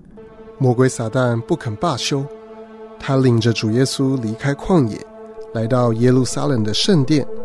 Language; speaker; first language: Chinese; native; Chinese